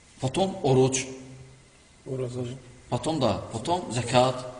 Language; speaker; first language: Russian; non-native, learner; Turkish